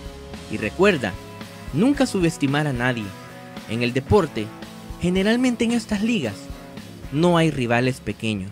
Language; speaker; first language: Spanish; native; Spanish